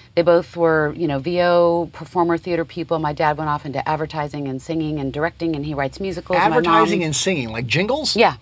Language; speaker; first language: English; native; English